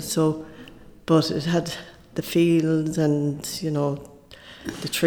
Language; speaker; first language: English; native; English